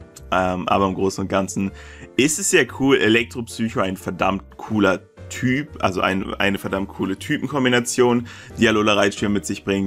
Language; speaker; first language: German; native; German